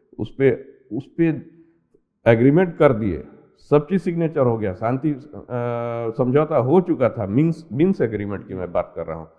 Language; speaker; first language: Hindi; native; Hindi